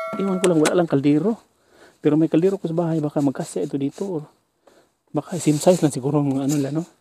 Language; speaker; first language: Filipino; non-native, local second language; Cebuano